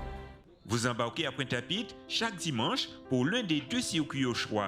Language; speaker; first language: French; native; French